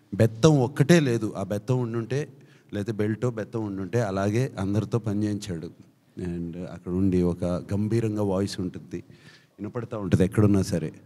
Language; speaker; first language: Telugu; native; Telugu